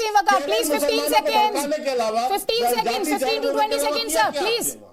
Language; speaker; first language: Hindi; native; Hindi